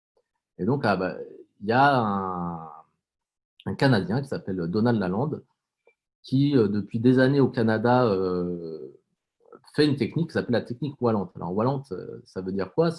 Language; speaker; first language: French; native; French